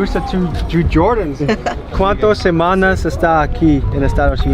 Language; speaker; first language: Spanish; non-native, learner; English